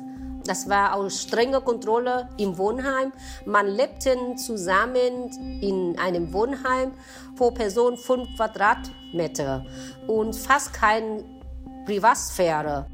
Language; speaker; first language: German; non-native, fluent; Vietnamese